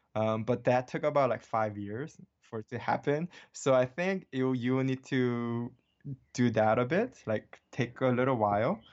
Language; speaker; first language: English; early bilingual, other home language; Korean